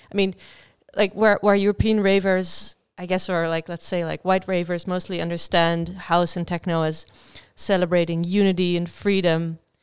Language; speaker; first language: English; non-native, fluent; Dutch